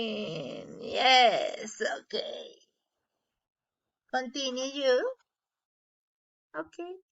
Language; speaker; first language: English; non-native, learner; Spanish